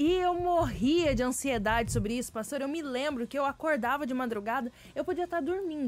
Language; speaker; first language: Portuguese; native; Portuguese